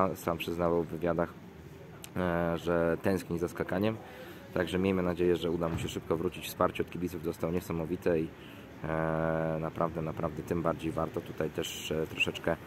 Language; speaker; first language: Polish; native; Polish